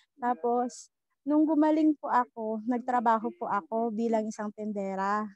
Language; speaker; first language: Filipino; non-native, local second language; Bikol